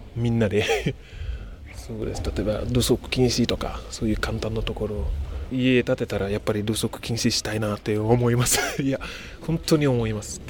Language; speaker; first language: Japanese; non-native, fluent; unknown